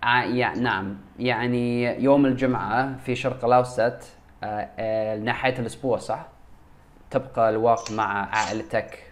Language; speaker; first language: Arabic; non-native, learner; English